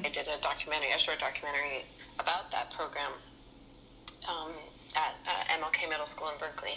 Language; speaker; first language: English; native; English